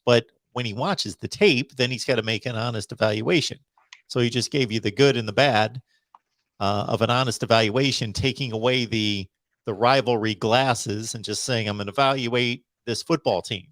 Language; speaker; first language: English; native; English